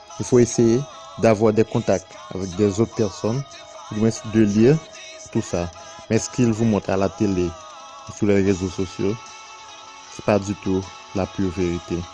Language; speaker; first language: French; non-native, local second language; Haitian Creole